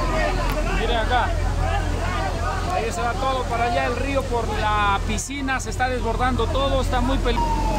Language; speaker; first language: Spanish; native; Spanish